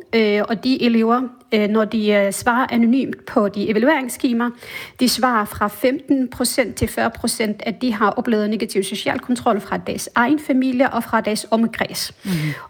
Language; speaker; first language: Danish; non-native, fluent; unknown